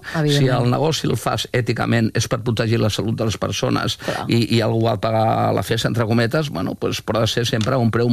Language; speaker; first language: Catalan; native; Catalan